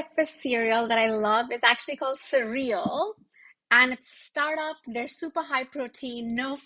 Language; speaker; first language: English; non-native, local second language; Hindi